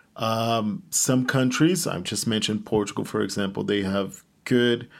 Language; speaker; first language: English; non-native, fluent; Portuguese